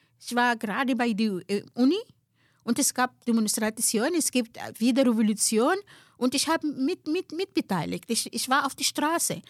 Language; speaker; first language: German; non-native, fluent; Arabic